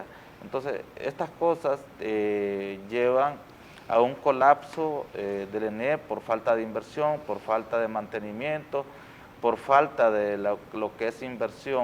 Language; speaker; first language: Spanish; native; Spanish